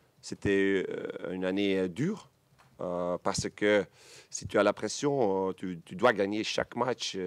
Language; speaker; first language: French; non-native, learner; Dutch